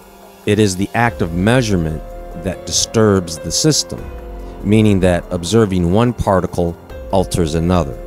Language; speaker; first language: English; native; English